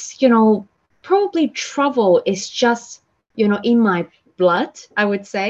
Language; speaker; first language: English; non-native, local second language; Cantonese